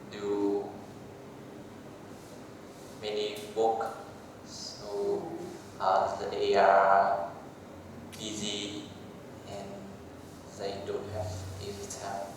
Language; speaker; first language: English; non-native, learner; Vietnamese